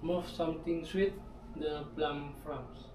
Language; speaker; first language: English; non-native, learner; Indonesian